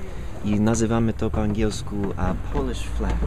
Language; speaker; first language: Polish; non-native, learner; English